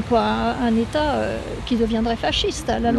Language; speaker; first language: French; native; French